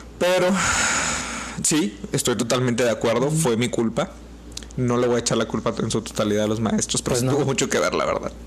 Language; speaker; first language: Spanish; native; Spanish